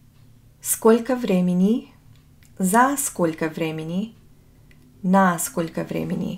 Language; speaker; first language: Russian; non-native, fluent; English